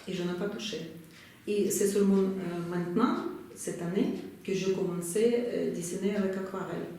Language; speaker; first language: French; non-native, learner; Russian